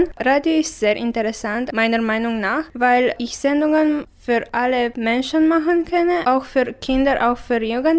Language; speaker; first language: German; non-native, learner; Romanian